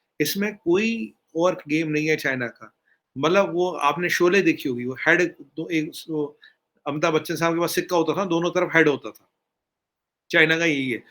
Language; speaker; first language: Hindi; native; Hindi